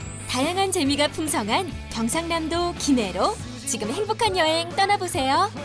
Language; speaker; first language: Korean; native; Korean